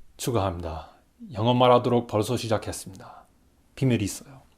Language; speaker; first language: Korean; non-native, learner; English